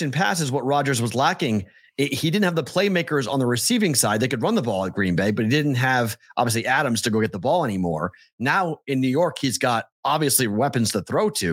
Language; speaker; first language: English; native; English